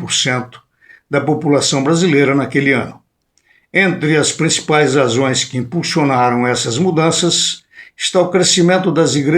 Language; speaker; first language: Portuguese; native; Portuguese